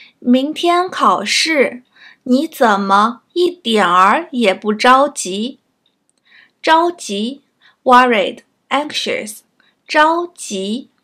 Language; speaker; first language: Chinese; native; Chinese